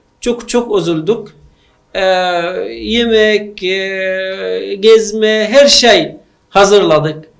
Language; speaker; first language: Turkish; non-native, learner; Arabic